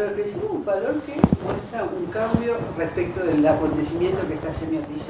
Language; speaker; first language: Spanish; native; Spanish